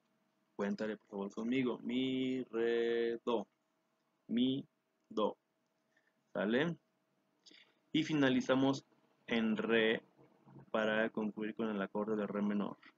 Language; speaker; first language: Spanish; native; Spanish